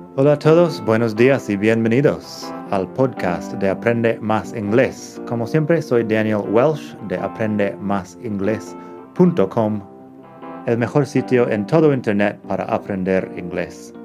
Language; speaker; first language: Spanish; non-native, fluent; English